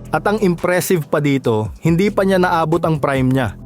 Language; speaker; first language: Filipino; native; Filipino